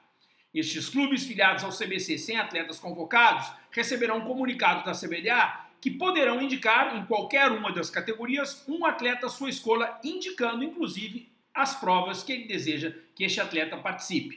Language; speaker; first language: Portuguese; native; Portuguese